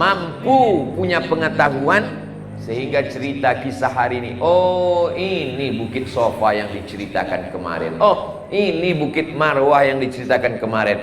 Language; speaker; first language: Malay; native; Malay